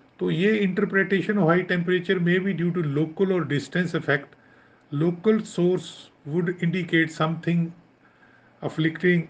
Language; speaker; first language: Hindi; non-native, local second language; Punjabi